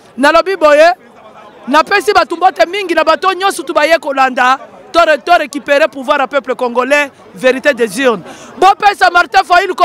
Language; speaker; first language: Lingala; non-native, local second language; Luba-Lulua